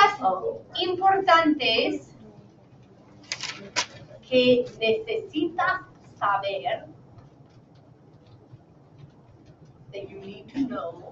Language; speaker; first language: Spanish; non-native, fluent; English